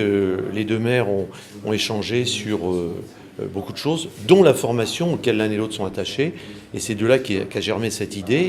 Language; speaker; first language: French; native; French